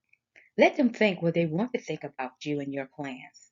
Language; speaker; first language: English; native; English